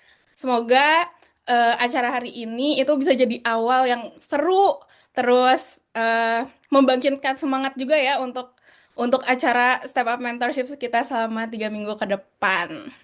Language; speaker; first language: Indonesian; native; Indonesian